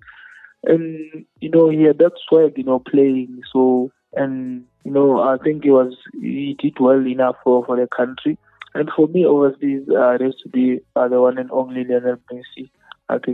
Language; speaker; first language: English; non-native, local second language; Northern Sotho